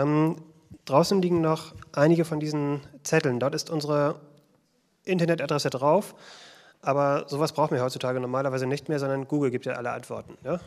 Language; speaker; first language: German; native; German